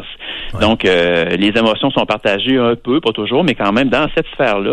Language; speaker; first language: French; native; French